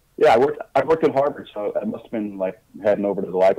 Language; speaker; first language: English; native; English